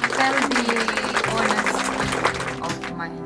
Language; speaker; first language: English; non-native, learner; Indonesian